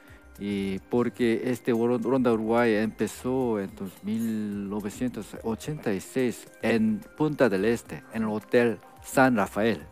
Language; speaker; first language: Spanish; non-native, fluent; Korean